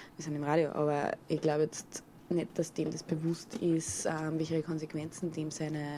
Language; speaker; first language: German; native; German